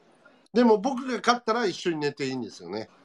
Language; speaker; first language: Japanese; native; Japanese